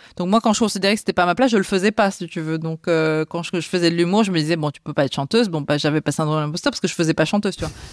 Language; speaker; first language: French; native; French